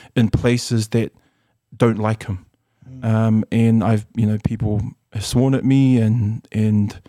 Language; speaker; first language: English; early bilingual, other home language; Samoan